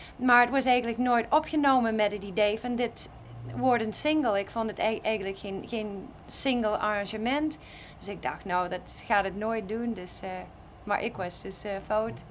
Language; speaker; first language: Dutch; non-native, fluent; English